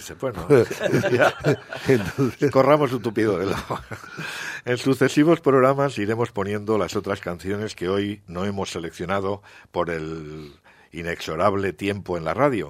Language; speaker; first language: Spanish; native; Spanish